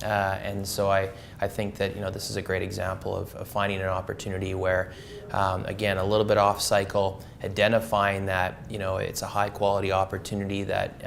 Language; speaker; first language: English; native; English